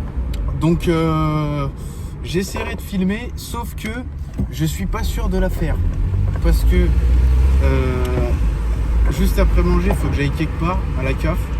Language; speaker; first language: French; native; French